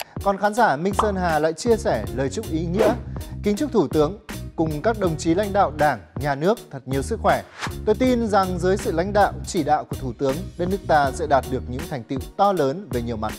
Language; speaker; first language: Vietnamese; native; Vietnamese